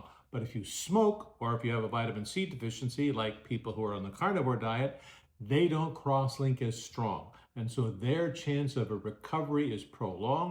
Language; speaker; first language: English; native; English